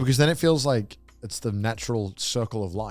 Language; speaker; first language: English; native; English